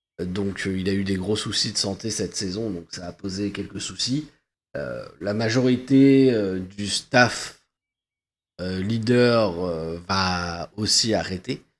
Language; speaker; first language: French; native; French